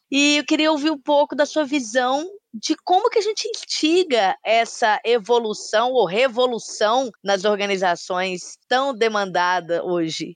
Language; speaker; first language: Portuguese; native; Portuguese